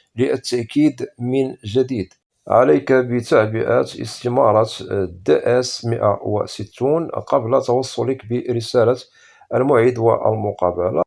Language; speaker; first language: Arabic; native; Arabic